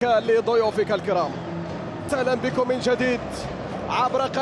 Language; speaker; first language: Arabic; native; Arabic